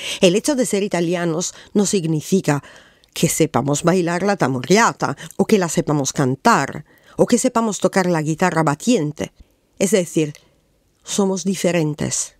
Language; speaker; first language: Spanish; non-native, fluent; Italian